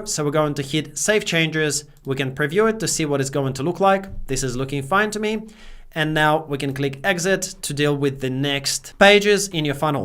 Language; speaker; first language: English; native; English